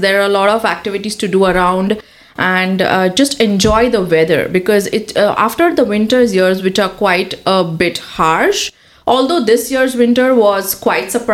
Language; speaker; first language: English; non-native, local second language; Hindi